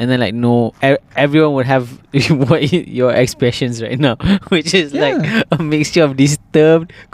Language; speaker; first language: English; non-native, local second language; Malay